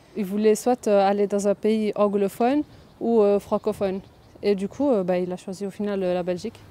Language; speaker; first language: French; early bilingual, other home language; Arabic